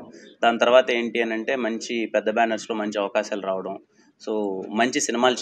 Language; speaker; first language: Telugu; native; Telugu